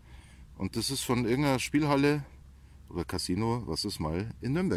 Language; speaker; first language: German; native; German